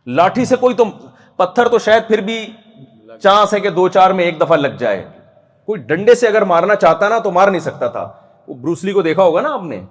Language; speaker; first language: Urdu; native; Urdu